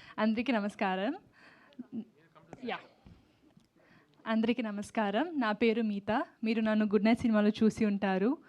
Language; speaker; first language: Telugu; non-native, learner; Tamil